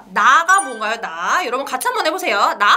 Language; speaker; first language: Korean; native; Korean